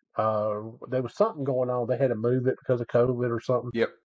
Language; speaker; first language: English; native; English